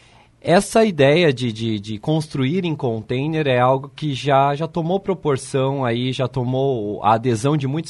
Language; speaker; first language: Portuguese; native; Portuguese